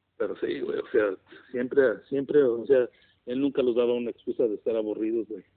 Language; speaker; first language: Spanish; early bilingual, heritage; Spanish